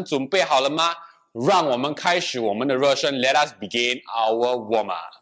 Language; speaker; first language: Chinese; native; Chinese